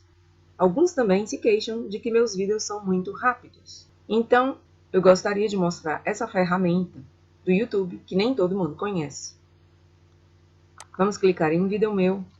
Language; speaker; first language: Portuguese; non-native, fluent; Spanish